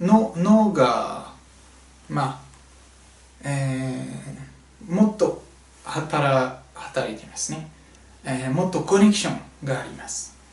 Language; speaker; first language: Japanese; non-native, fluent; French